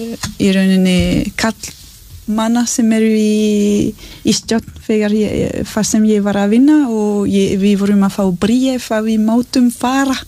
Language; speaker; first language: Icelandic; non-native, learner; French